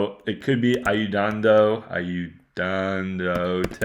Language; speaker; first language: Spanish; non-native, fluent; English